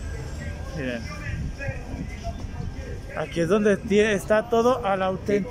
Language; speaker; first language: Spanish; native; Spanish